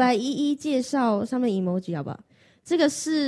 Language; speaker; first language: Chinese; native; Chinese